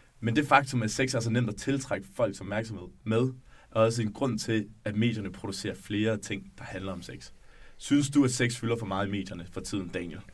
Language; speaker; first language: Danish; native; Danish